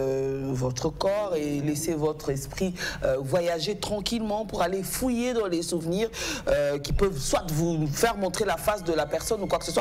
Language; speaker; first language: French; native; French